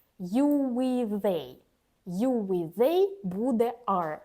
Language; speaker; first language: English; non-native, fluent; Ukrainian